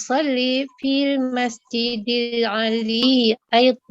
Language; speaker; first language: Arabic; non-native, learner; Malay